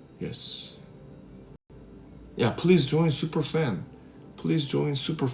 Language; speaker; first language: English; non-native, fluent; Korean